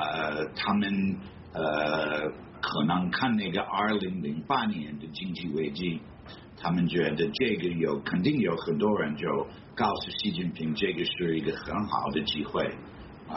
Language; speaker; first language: Chinese; non-native, fluent; English